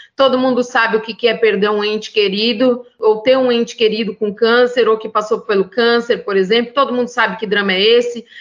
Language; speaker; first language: Portuguese; native; Portuguese